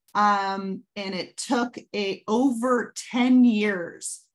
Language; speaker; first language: English; native; English